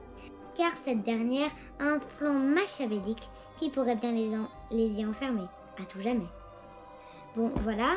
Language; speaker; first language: French; native; French